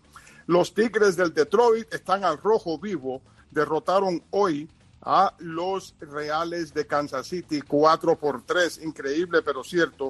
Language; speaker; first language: Spanish; native; Spanish